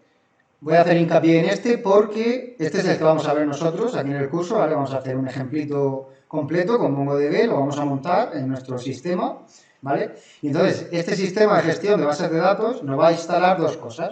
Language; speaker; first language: Spanish; native; Spanish